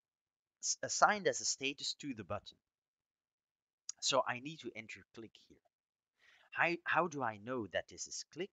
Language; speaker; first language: English; non-native, fluent; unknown